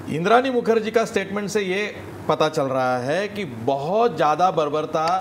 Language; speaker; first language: Hindi; non-native, local second language; Marathi